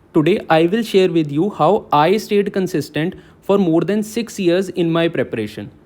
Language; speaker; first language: English; non-native, local second language; Punjabi